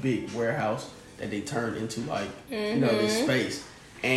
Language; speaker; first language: English; native; English